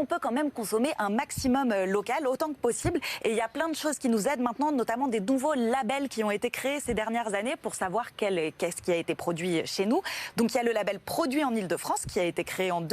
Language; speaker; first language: French; native; French